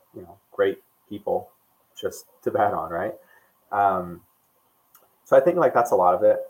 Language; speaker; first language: English; non-native, fluent; Portuguese